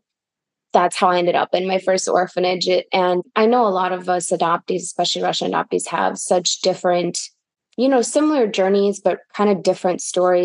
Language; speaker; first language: English; early bilingual, other home language; Russian